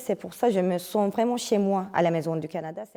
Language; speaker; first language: French; non-native, fluent; Turkish